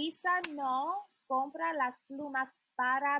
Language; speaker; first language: Spanish; non-native, learner; English